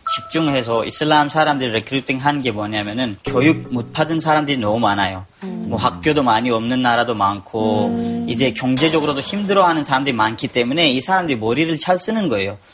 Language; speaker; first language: Korean; non-native, fluent; Urdu